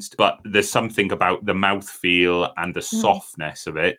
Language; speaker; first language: English; native; English